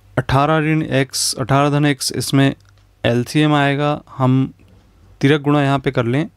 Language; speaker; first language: Hindi; native; Hindi